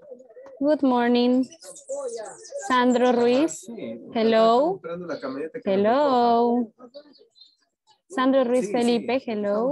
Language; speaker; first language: English; non-native, learner; Spanish